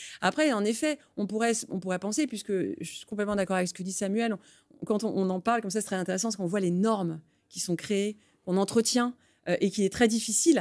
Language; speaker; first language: French; native; French